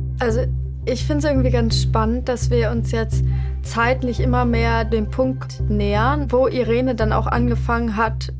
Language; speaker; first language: German; native; German